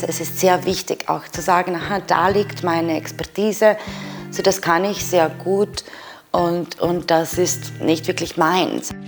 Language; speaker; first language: German; non-native, fluent; Serbian